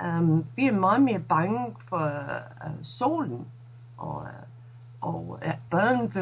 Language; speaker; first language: Danish; non-native, fluent; English